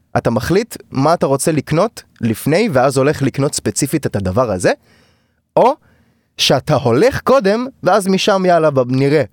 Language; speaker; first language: Hebrew; native; Hebrew